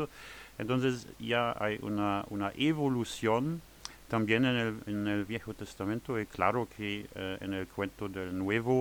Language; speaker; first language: Spanish; non-native, fluent; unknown